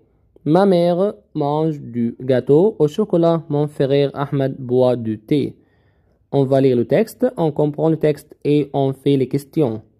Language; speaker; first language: French; non-native, learner; Arabic